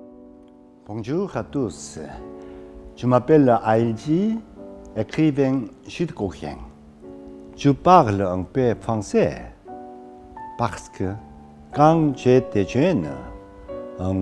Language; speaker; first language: French; non-native, fluent; Korean